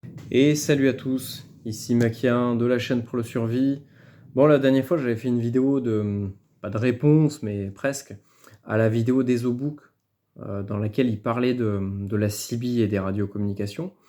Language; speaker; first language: French; native; French